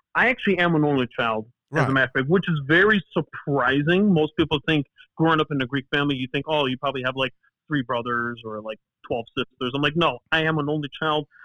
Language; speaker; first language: English; early bilingual, other home language; Greek